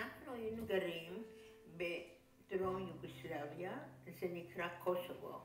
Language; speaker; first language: Hebrew; non-native, fluent; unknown